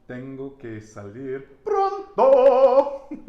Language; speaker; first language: Spanish; non-native, learner; English